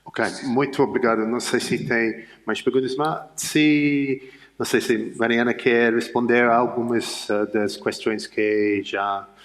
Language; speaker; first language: Portuguese; non-native, learner; English